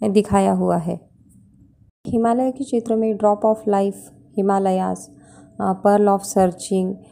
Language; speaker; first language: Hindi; non-native, local second language; Marathi